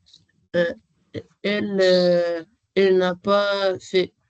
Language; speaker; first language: French; non-native, learner; Arabic